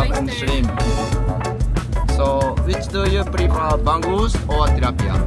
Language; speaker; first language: English; non-native, learner; Japanese